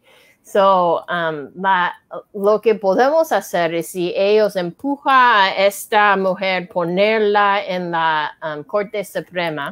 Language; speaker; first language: Spanish; non-native, learner; English